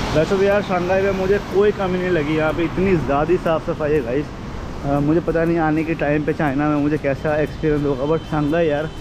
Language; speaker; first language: Hindi; native; Hindi